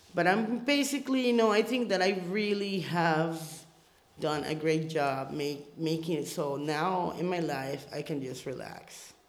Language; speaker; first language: English; early bilingual, other home language; Spanish